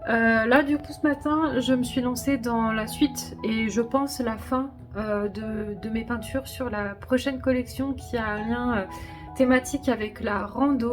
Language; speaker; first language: French; native; French